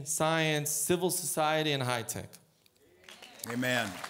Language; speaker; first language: English; native; English